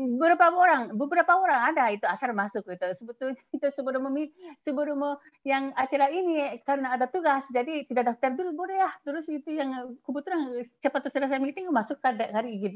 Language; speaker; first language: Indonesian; non-native, fluent; Japanese